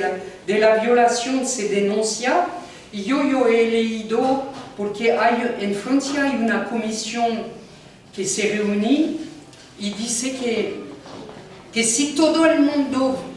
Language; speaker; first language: Spanish; non-native, fluent; French